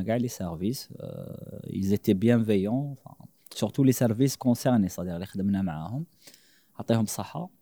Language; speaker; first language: French; non-native, local second language; Arabic